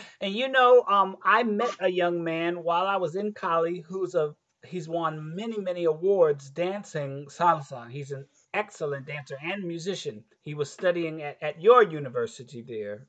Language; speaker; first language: English; native; English